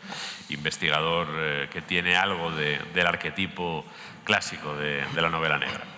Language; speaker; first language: Spanish; native; Spanish